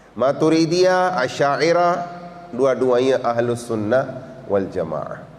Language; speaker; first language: Indonesian; non-native, learner; Urdu